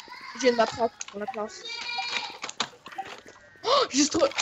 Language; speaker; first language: French; native; French